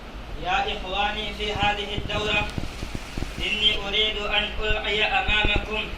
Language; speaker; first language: Arabic; non-native, learner; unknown